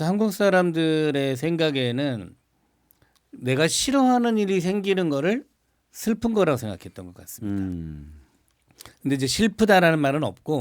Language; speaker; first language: Korean; native; Korean